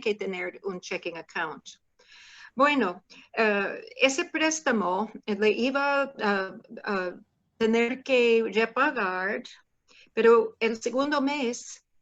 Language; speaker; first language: Spanish; non-native, fluent; English